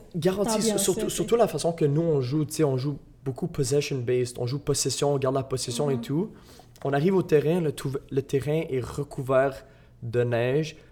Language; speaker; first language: French; native; French